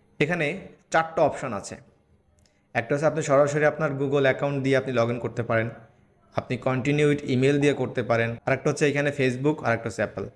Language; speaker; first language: Bangla; native; Bangla